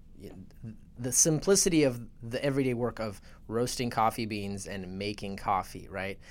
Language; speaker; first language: English; early bilingual, other home language; Russian